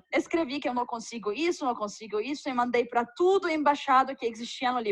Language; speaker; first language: Portuguese; non-native, fluent; Arabic